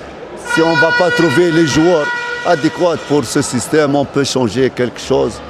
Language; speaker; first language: French; non-native, fluent; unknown